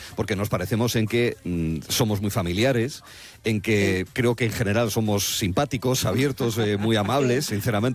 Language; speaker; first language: Spanish; native; Spanish